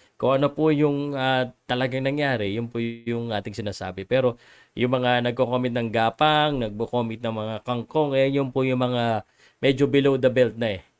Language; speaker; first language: Filipino; native; Filipino